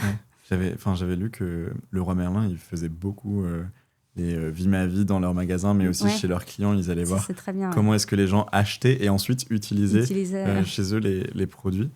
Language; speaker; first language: French; native; French